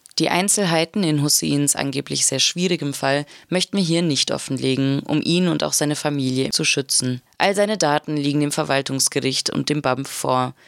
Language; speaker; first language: German; native; German